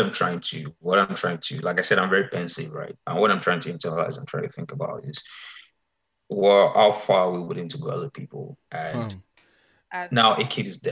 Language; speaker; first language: English; non-native, local second language; Yoruba